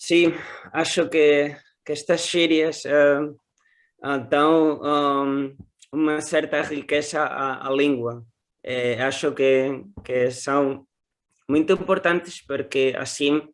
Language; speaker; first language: Portuguese; non-native, learner; Spanish